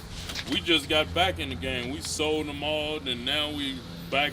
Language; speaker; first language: English; native; English